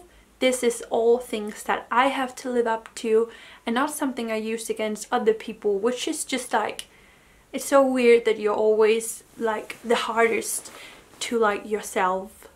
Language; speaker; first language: English; non-native, fluent; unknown